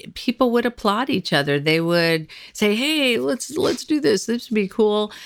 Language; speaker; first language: English; native; English